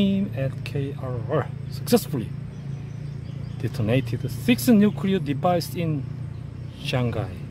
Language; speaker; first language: English; non-native, learner; Korean